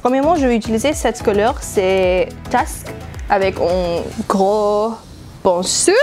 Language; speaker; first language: French; non-native, learner; English